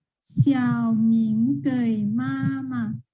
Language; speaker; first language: Chinese; non-native, fluent; Thai